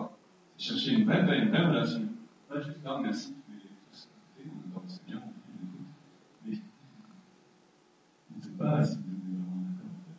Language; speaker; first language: French; native; French